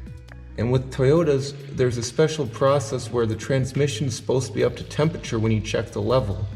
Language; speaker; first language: English; native; English